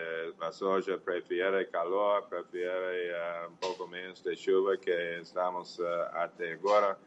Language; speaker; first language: Portuguese; non-native, learner; English